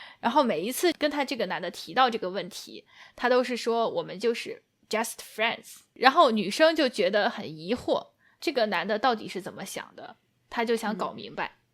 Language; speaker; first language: Chinese; native; Chinese